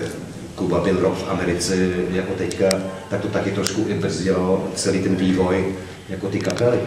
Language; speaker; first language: Czech; non-native, fluent; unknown